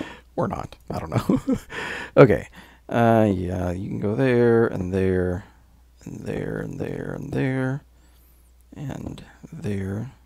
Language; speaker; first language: English; native; English